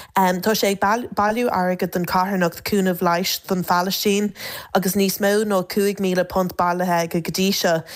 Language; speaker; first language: Irish; native; Irish